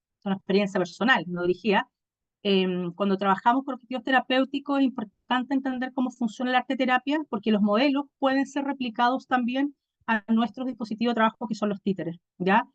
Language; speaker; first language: Spanish; native; Spanish